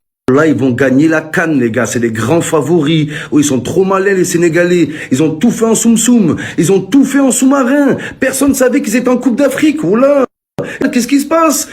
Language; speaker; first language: French; native; French